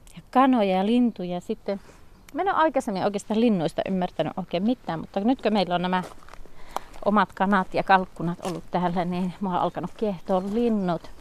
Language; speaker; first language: Finnish; native; Finnish